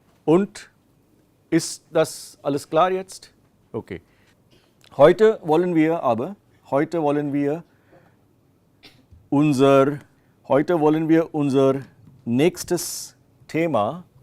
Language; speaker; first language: German; non-native, fluent; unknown